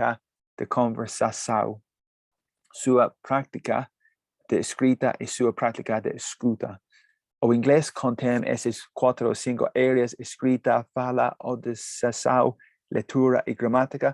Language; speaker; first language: Portuguese; non-native, learner; English